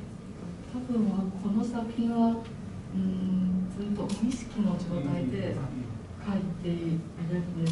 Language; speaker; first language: Japanese; non-native, fluent; Chinese